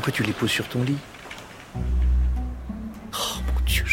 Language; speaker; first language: French; native; French